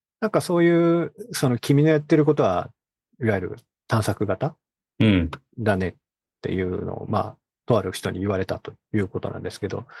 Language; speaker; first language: Japanese; native; Japanese